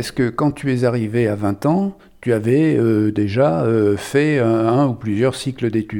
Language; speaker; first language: French; native; French